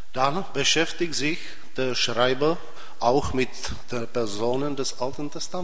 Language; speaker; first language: German; non-native, fluent; Czech